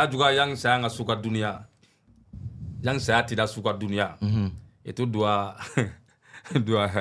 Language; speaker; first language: Indonesian; non-native, learner; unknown